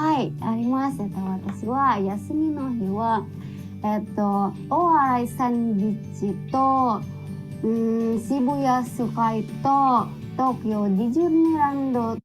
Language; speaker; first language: Japanese; non-native, learner; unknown